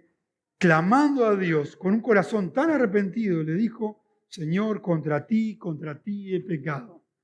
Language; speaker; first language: Spanish; native; Spanish